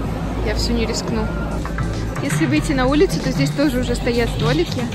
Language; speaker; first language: Russian; native; Russian